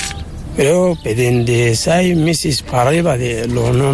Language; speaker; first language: Spanish; non-native, learner; Arabic